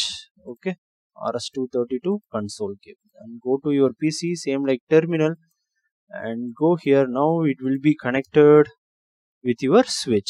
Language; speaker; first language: English; non-native, local second language; Tamil